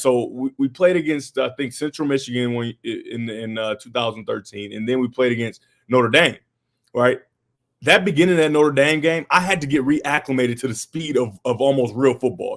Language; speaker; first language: English; native; English